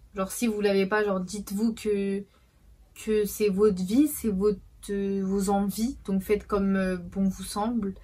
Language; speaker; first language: French; early bilingual, other home language; Portuguese